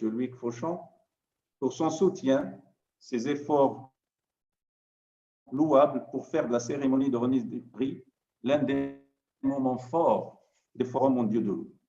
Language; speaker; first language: French; non-native, local second language; Arabic